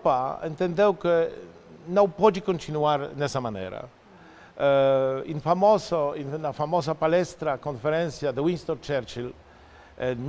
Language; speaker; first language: Portuguese; non-native, fluent; Polish